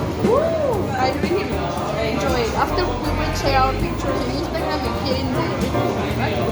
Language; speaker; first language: English; non-native, learner; Spanish